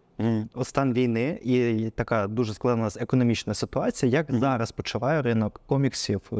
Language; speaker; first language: Ukrainian; non-native, local second language; Russian